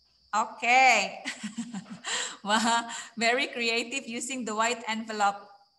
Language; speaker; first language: English; non-native, fluent; Indonesian